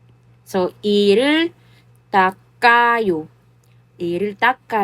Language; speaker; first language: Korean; non-native, fluent; Filipino